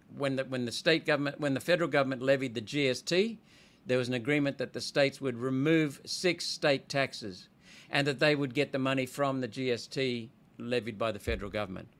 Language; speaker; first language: English; native; English